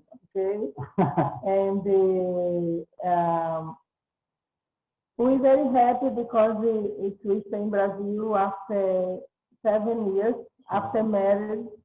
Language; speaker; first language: English; non-native, learner; Portuguese